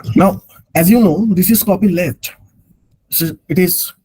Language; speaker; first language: English; non-native, local second language; Bangla